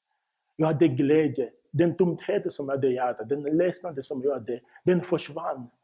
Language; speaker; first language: Swedish; non-native, fluent; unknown